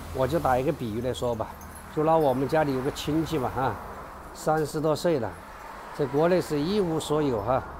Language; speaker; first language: Chinese; native; Chinese